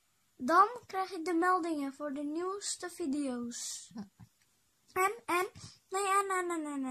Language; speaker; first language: Dutch; early bilingual, other home language; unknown